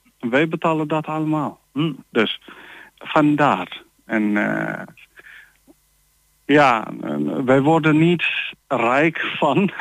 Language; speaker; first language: Dutch; non-native, learner; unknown